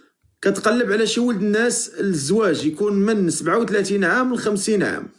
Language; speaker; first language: Arabic; native; Arabic